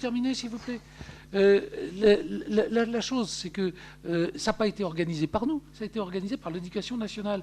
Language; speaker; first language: French; native; French